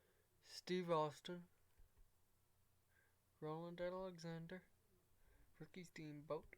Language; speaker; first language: English; native; English